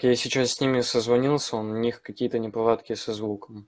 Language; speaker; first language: Russian; native; Russian